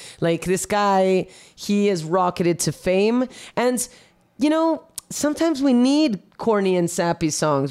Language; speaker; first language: English; non-native, fluent; Spanish